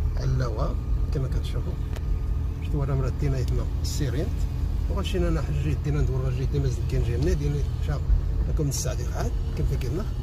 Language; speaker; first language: Arabic; native; Arabic